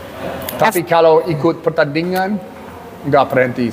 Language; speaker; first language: Indonesian; non-native, learner; English